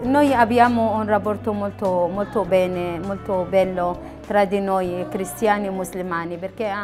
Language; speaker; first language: Italian; non-native, learner; Arabic